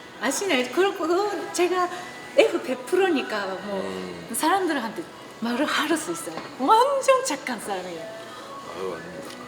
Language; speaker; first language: Korean; non-native, learner; Japanese